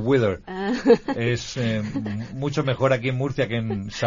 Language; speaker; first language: Spanish; native; Spanish